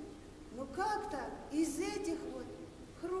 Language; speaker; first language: Russian; native; Russian